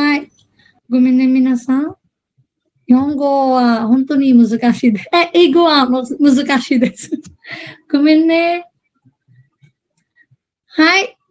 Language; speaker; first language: Japanese; non-native, fluent; Filipino